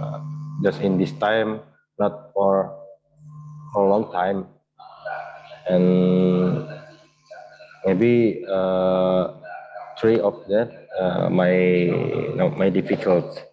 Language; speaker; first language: English; non-native, learner; Indonesian